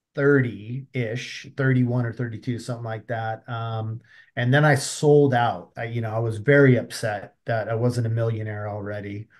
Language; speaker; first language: English; native; English